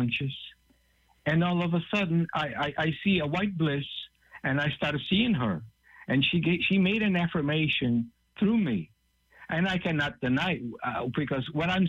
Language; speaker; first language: English; non-native, fluent; Portuguese